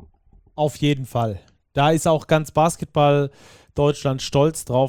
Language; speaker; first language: German; native; German